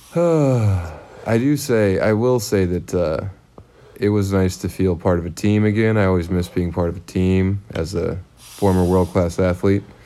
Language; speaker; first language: English; native; English